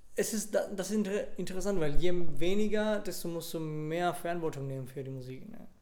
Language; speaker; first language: German; non-native, fluent; Spanish